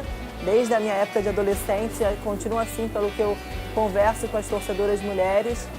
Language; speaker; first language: Portuguese; native; Portuguese